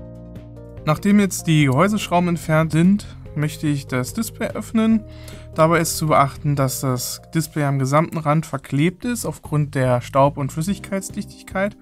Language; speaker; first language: German; native; German